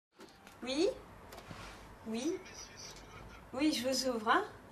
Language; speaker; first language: French; native; French